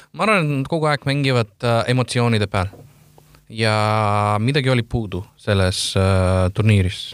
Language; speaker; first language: Estonian; non-native, fluent; Macedonian